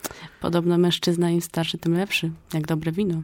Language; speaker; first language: Polish; native; Polish